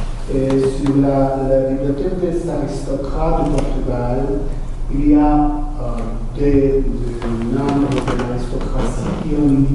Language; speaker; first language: French; non-native, fluent; Portuguese